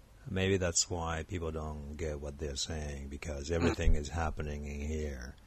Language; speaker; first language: English; non-native, fluent; Japanese